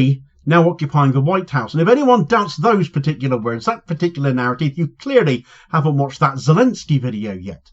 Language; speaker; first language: English; native; English